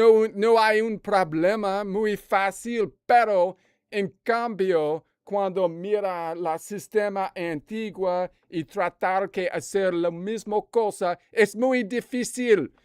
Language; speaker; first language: Spanish; non-native, learner; English